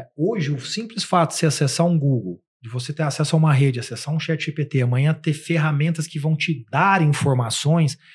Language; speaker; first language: Portuguese; native; Portuguese